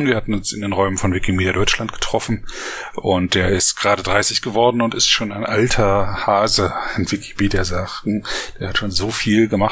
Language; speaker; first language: German; native; German